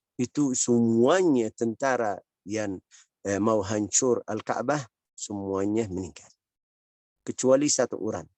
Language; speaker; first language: Indonesian; non-native, learner; Arabic